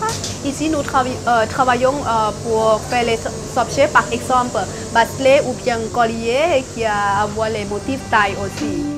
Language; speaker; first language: French; non-native, learner; Thai